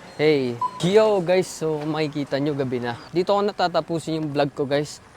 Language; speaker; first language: Filipino; native; Filipino